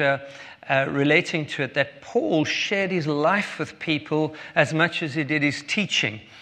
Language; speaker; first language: English; native; English